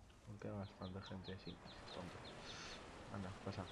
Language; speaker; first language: Spanish; native; Spanish